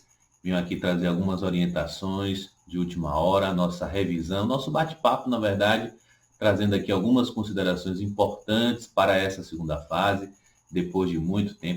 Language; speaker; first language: Portuguese; native; Portuguese